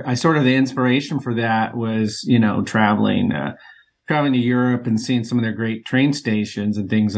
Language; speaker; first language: English; native; English